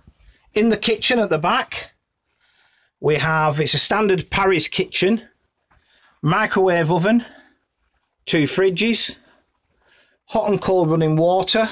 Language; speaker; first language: English; native; English